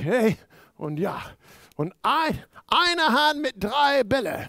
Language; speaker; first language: German; non-native, fluent; English